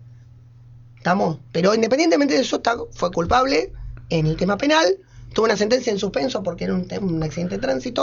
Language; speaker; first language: Spanish; native; Spanish